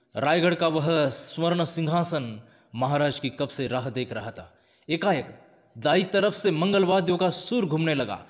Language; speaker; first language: Hindi; non-native, local second language; Marathi